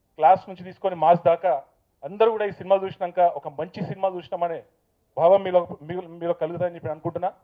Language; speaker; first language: Telugu; native; Telugu